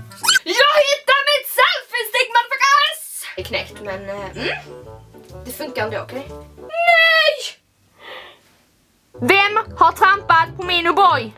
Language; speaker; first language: Swedish; native; Swedish